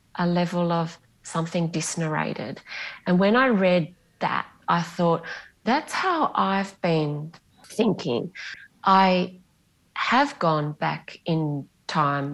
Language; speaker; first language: English; non-native, local second language; Greek